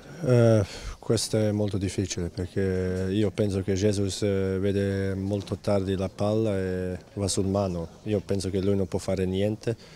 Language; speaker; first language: Italian; non-native, fluent; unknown